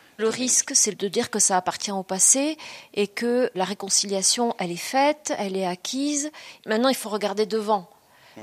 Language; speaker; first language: French; native; French